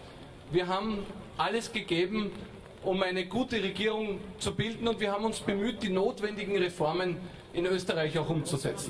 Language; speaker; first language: German; native; German